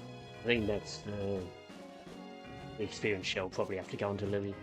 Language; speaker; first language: English; native; English